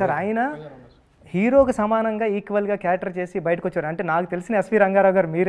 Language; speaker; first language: Telugu; native; Telugu